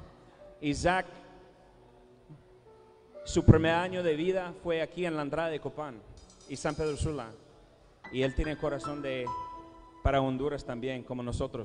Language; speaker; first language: Spanish; non-native, fluent; English